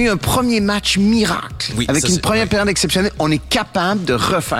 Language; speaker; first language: French; native; French